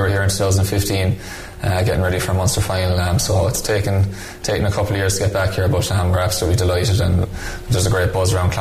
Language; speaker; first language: English; native; English